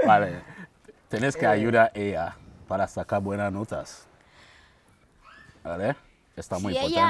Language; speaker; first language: Spanish; non-native, learner; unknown